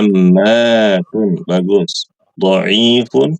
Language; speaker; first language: Arabic; non-native, fluent; Indonesian